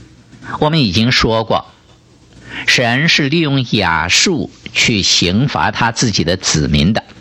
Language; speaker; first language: Chinese; native; Chinese